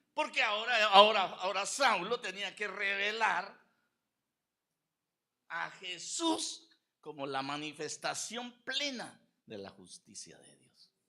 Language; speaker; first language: Spanish; native; Spanish